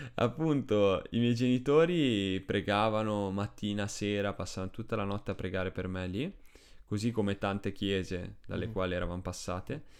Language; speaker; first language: Italian; early bilingual, other home language; Spanish